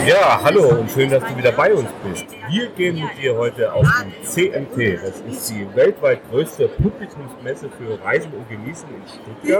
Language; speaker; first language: German; native; German